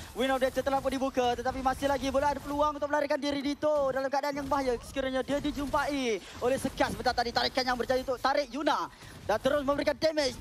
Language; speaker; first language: Malay; native; Malay